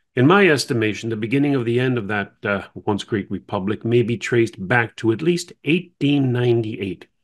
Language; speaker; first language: English; native; English